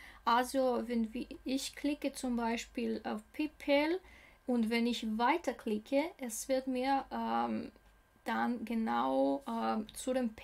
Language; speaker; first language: German; non-native, learner; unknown